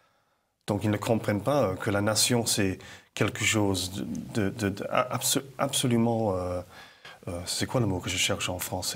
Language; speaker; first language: French; non-native, fluent; English